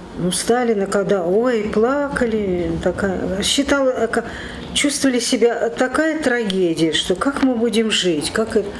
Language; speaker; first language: Russian; native; Russian